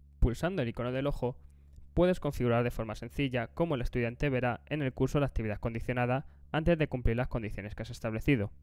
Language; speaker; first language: Spanish; native; Spanish